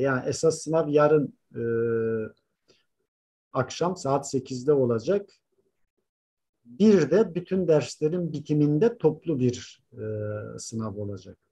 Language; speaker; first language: Turkish; native; Turkish